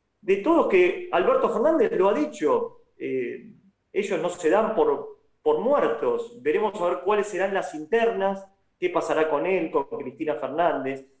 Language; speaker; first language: Spanish; native; Spanish